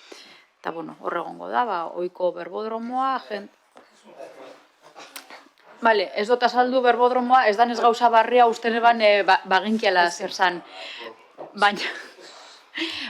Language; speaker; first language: Basque; native; Basque